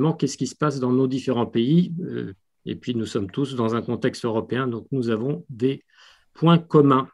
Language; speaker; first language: French; native; French